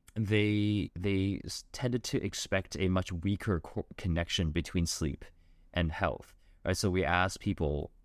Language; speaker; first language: English; native; English